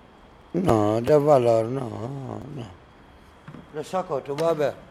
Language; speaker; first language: Spanish; non-native, learner; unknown